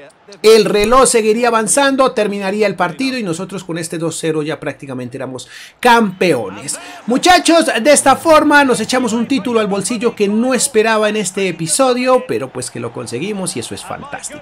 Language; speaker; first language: Spanish; native; Spanish